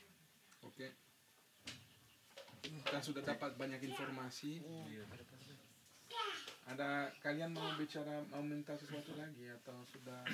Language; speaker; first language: Indonesian; non-native, fluent; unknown